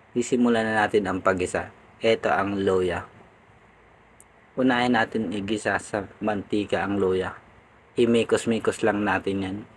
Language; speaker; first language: Filipino; non-native, local second language; Bikol